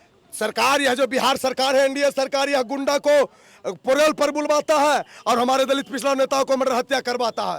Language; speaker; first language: Hindi; native; Hindi